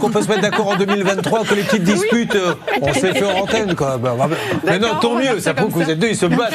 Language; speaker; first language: French; native; French